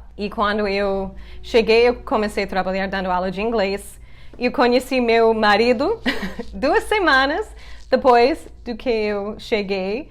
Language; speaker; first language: Portuguese; non-native, fluent; English